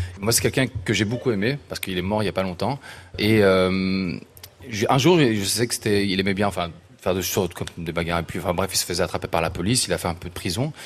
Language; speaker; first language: French; native; French